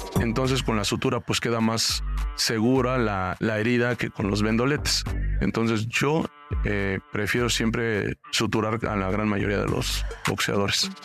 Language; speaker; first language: Spanish; native; Spanish